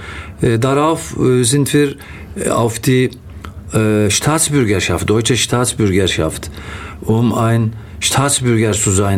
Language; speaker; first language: German; non-native, fluent; Turkish